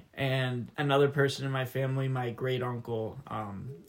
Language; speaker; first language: English; native; English